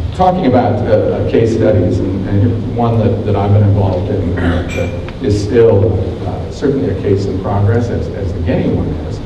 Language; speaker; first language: English; native; English